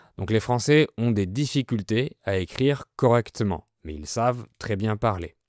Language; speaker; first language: French; native; French